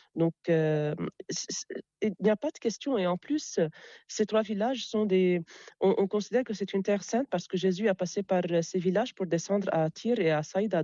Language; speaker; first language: French; non-native, local second language; Arabic